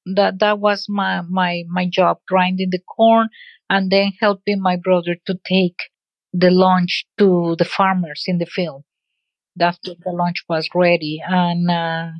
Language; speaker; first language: English; non-native, fluent; Spanish